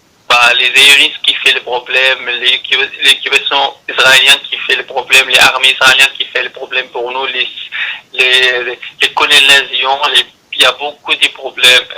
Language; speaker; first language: French; non-native, learner; Arabic